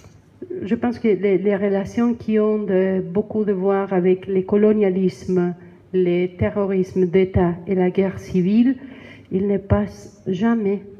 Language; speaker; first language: French; non-native, learner; Spanish